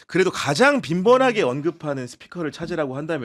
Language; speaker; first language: Korean; native; Korean